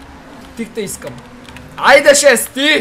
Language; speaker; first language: Bulgarian; native; Bulgarian